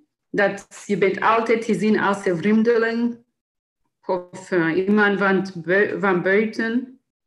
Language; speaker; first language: Dutch; non-native, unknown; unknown